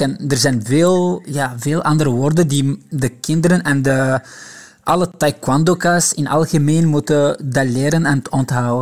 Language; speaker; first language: Dutch; non-native, local second language; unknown